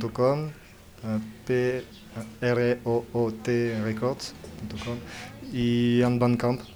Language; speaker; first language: Spanish; non-native, learner; French